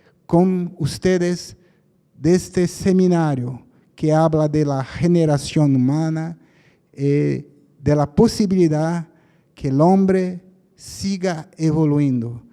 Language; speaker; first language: Spanish; non-native, fluent; Portuguese